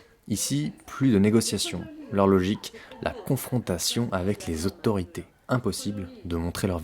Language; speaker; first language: French; native; French